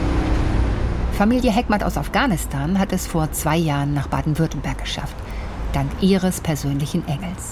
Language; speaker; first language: German; native; German